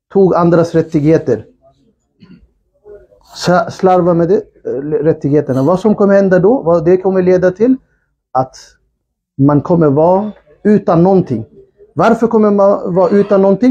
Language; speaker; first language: Swedish; non-native, fluent; Urdu